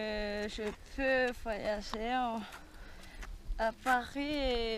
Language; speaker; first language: French; non-native, local second language; Malagasy